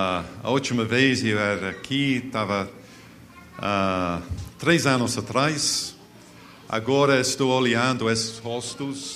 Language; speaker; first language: Portuguese; non-native, fluent; English